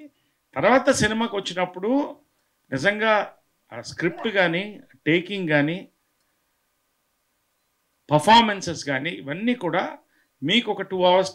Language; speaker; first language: Telugu; native; Telugu